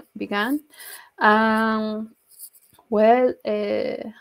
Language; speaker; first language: English; non-native, learner; Spanish